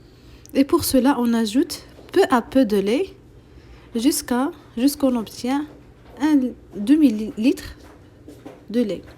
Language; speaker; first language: French; non-native, local second language; Arabic